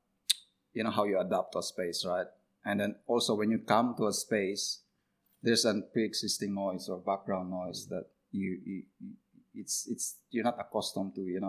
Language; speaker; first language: English; non-native, local second language; Cebuano